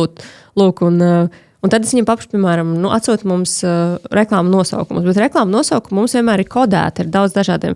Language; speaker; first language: Latvian; native; Latvian